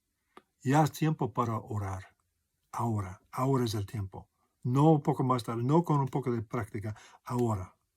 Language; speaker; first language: Spanish; non-native, fluent; English